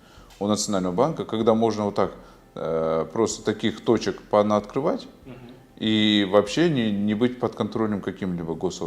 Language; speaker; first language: Russian; native; Russian